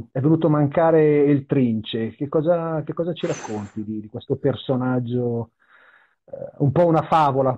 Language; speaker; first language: Italian; native; Italian